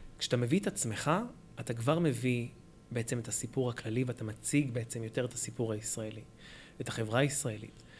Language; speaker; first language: Hebrew; early bilingual, other home language; Arabic